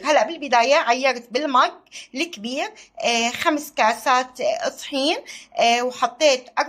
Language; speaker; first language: Arabic; native; Arabic